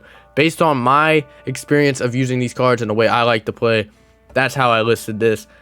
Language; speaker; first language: English; native; English